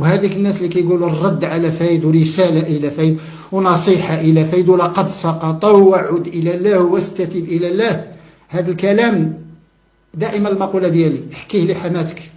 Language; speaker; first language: Arabic; native; Arabic